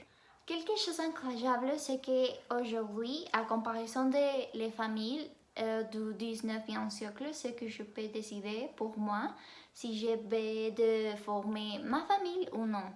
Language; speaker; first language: French; non-native, learner; Spanish